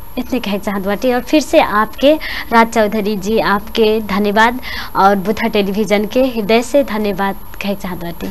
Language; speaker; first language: Bhojpuri; non-native, local second language; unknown